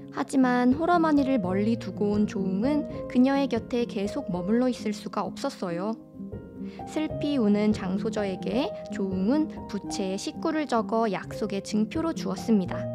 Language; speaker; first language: Korean; native; Korean